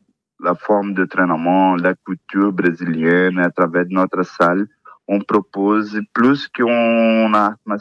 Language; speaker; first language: French; non-native, learner; Portuguese